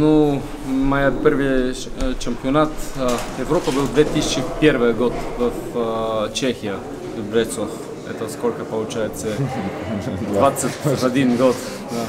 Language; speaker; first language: Russian; non-native, learner; Bulgarian